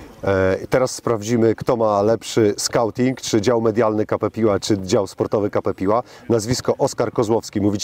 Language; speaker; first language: Polish; native; Polish